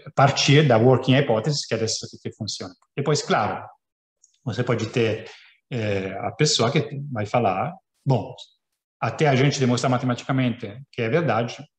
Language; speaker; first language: Portuguese; non-native, fluent; Italian